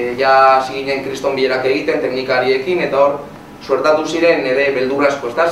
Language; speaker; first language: Basque; non-native, local second language; Spanish